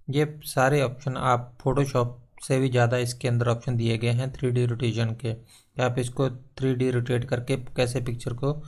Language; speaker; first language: Hindi; non-native, local second language; Punjabi